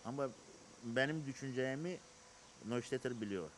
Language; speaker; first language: Turkish; non-native, learner; Russian